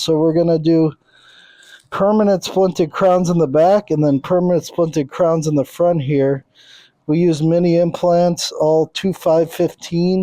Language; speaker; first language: English; native; English